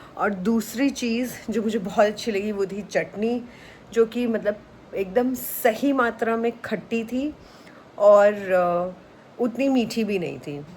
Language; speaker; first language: Hindi; native; Hindi